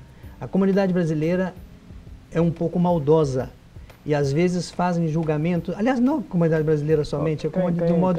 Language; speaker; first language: Portuguese; native; Portuguese